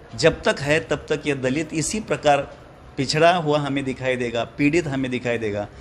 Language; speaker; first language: Hindi; non-native, local second language; Marathi